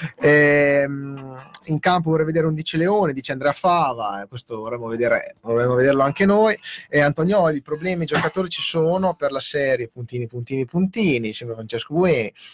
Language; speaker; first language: Italian; native; Italian